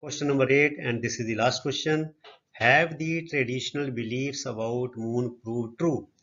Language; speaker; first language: English; non-native, local second language; Punjabi